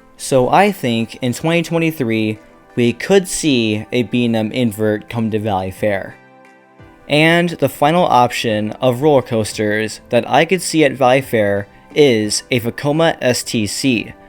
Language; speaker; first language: English; native; English